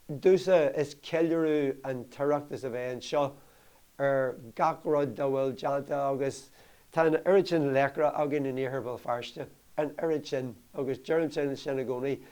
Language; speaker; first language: Irish; non-native, local second language; English